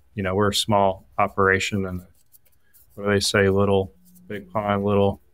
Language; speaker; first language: English; native; English